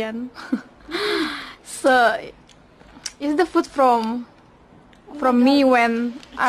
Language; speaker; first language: English; non-native, learner; Indonesian